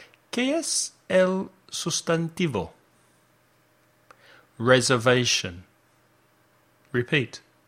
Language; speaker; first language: Spanish; non-native, fluent; English